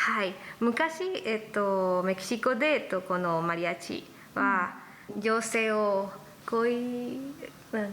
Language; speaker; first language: Japanese; non-native, learner; Spanish